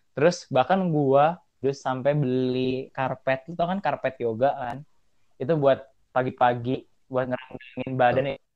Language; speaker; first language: Indonesian; native; Indonesian